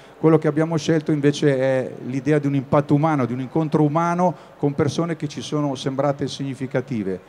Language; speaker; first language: Italian; native; Italian